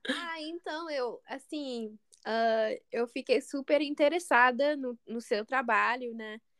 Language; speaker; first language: Portuguese; non-native, fluent; English